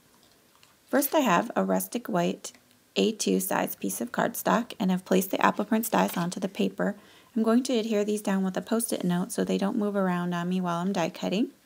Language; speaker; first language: English; native; English